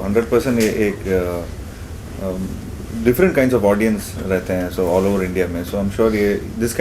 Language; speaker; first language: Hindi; non-native, local second language; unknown